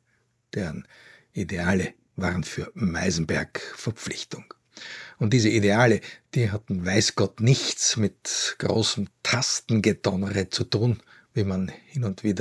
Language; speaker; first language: German; native; German